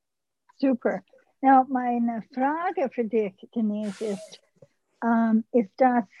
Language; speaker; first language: German; early bilingual, heritage; English